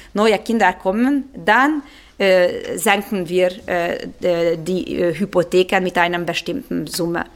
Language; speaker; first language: German; non-native, fluent; Hungarian